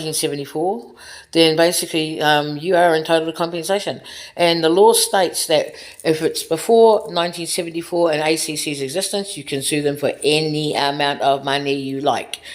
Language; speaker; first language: English; native; English